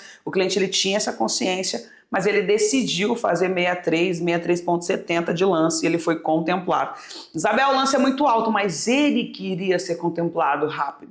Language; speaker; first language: Portuguese; native; Portuguese